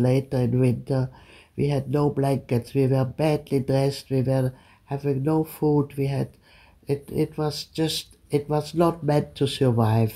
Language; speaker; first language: English; early bilingual, other home language; German